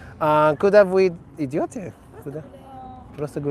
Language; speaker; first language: Russian; non-native, learner; English